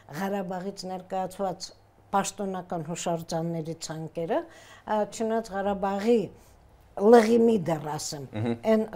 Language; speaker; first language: Armenian; native; Armenian